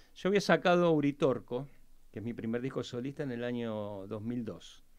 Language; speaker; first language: Spanish; native; Spanish